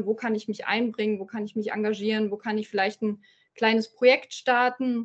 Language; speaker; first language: German; native; German